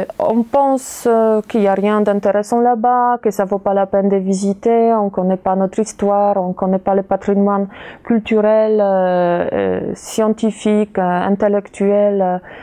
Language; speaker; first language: French; non-native, fluent; Polish